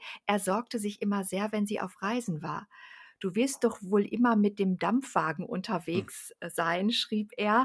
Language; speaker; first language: German; native; German